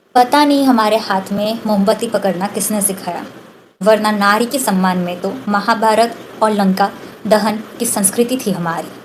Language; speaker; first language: Hindi; non-native, local second language; Bangla